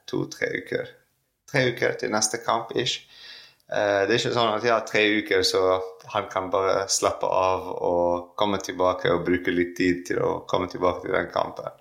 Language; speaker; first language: Norwegian; non-native, fluent; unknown